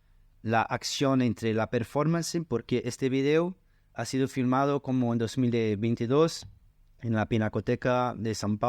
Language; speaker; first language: Spanish; non-native, learner; Portuguese